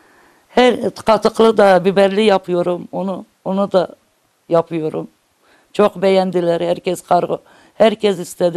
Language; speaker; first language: Turkish; non-native, local second language; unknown